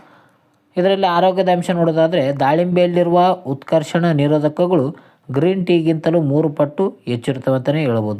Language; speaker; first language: Kannada; native; Kannada